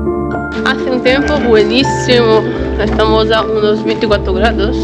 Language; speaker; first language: Spanish; non-native, fluent; Portuguese